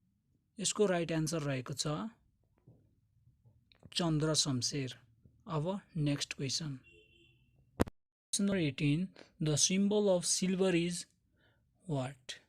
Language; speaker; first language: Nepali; native; Nepali